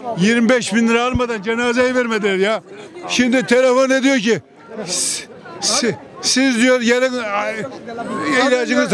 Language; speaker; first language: Turkish; native; Turkish